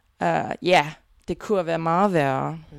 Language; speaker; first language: Danish; non-native, fluent; English